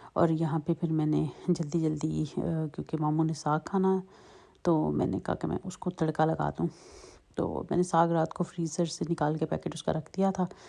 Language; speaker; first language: Urdu; native; Urdu